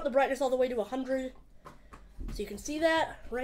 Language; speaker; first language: English; native; English